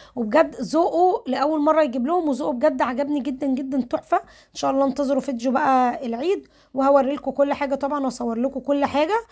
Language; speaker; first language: Arabic; native; Arabic